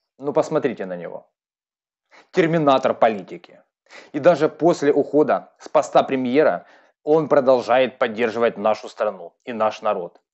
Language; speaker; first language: Russian; native; Russian